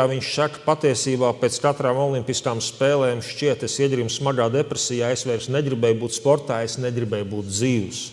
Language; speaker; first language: Latvian; native; Latvian